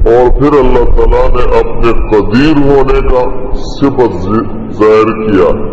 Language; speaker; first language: Urdu; non-native, local second language; Pashto